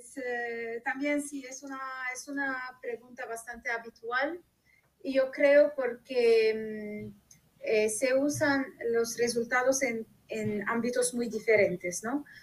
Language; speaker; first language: Spanish; non-native, fluent; Arabic